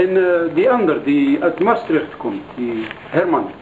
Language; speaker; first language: Dutch; non-native, learner; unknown